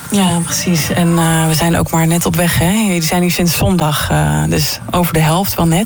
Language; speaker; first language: Dutch; native; Dutch